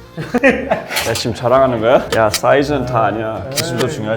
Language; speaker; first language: Korean; non-native, fluent; English